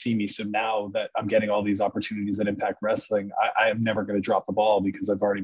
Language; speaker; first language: English; native; English